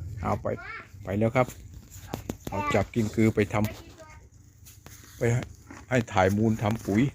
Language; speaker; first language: Thai; native; Thai